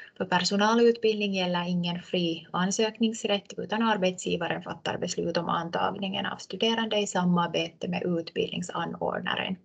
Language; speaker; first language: Swedish; native; Swedish